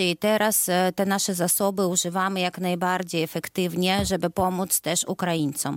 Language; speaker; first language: Polish; non-native, fluent; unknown